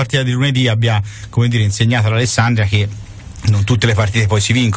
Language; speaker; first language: Italian; native; Italian